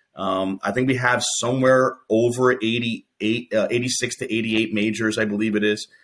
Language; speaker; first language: English; native; English